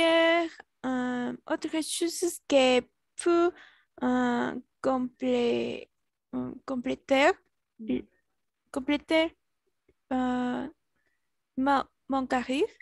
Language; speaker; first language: French; non-native, learner; Spanish